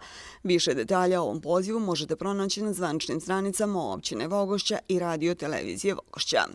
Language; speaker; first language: Bosnian; native; Bosnian